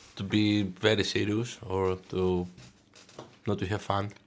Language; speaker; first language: English; non-native, fluent; Greek